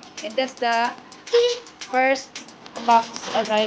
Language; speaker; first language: English; non-native, local second language; Filipino